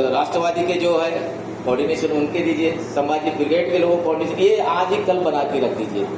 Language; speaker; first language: Hindi; non-native, local second language; Marathi